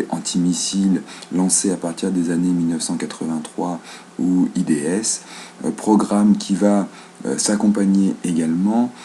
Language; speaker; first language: French; native; French